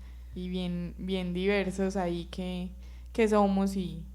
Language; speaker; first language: Spanish; native; Spanish